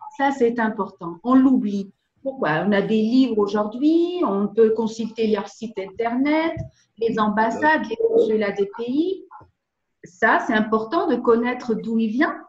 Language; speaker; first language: French; non-native, local second language; Arabic